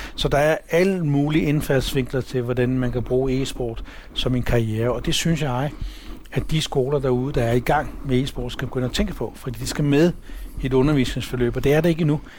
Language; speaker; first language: Danish; early bilingual, other home language; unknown